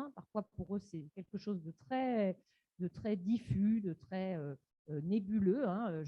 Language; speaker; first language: French; native; French